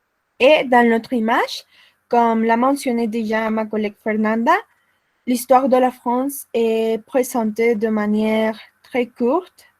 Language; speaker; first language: French; non-native, learner; Spanish